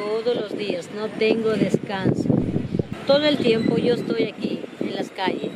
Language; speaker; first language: Spanish; non-native, local second language; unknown